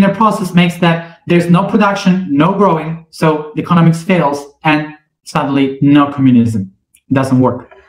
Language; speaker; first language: English; non-native, fluent; Spanish